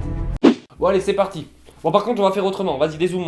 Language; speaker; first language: French; native; French